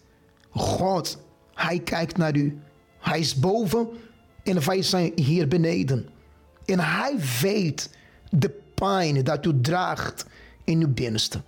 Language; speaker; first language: Dutch; non-native, fluent; Portuguese